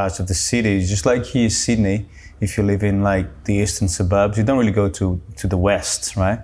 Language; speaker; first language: English; non-native, fluent; Portuguese